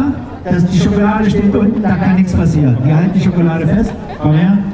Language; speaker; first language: German; native; German